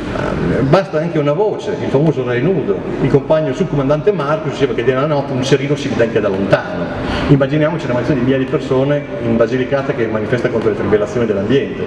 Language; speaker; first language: Italian; native; Italian